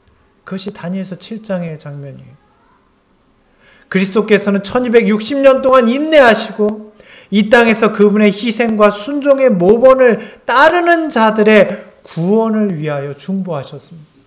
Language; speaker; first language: Korean; native; Korean